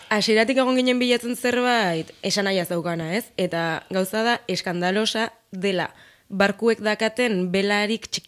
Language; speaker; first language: Basque; native; Basque